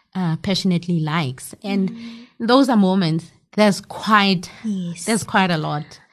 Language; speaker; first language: English; non-native, local second language; Southern Sotho